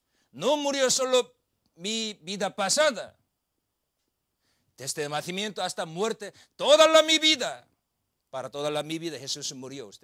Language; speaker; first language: Spanish; non-native, learner; Korean